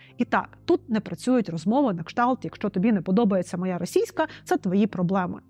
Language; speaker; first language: Ukrainian; non-native, local second language; Russian